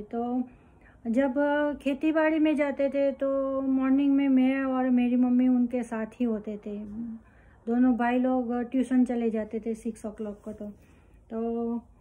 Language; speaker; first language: Hindi; non-native, local second language; Gujarati